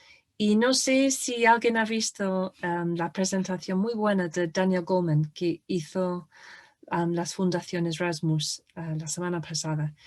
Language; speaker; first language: Spanish; non-native, fluent; English